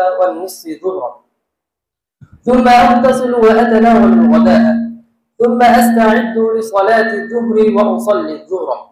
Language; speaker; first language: Arabic; non-native, learner; Bangla